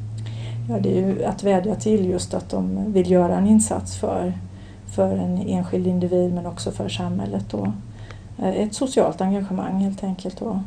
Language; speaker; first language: Swedish; native; Swedish